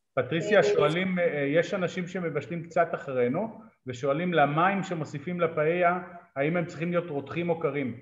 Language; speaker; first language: Hebrew; native; Hebrew